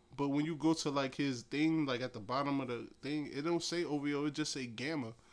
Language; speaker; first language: English; native; English